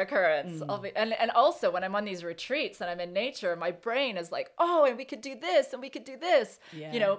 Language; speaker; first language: English; native; English